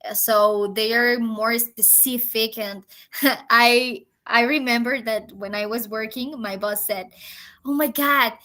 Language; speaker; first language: English; non-native, fluent; Spanish